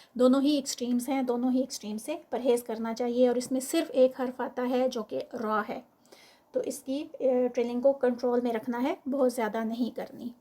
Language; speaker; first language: Urdu; native; Urdu